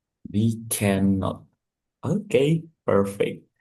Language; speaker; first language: English; non-native, fluent; Indonesian